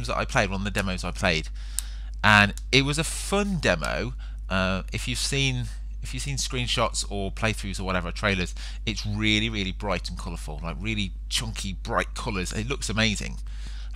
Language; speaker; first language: English; native; English